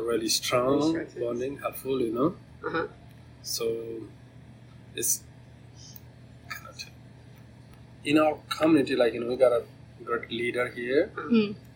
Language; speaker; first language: English; non-native, local second language; Nepali